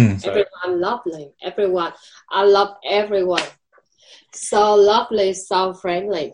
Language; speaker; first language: English; non-native, learner; Vietnamese